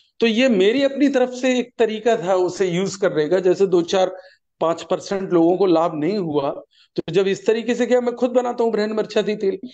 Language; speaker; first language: Hindi; native; Hindi